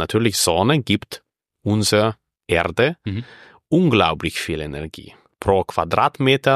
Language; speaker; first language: German; non-native, fluent; Russian